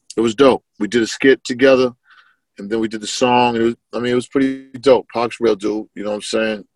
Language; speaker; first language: English; native; English